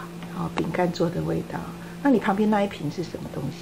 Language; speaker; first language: Chinese; native; Chinese